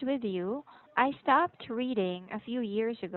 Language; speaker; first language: English; non-native, local second language; Filipino